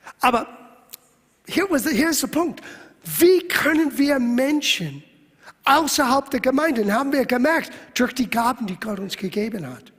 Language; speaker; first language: German; non-native, fluent; English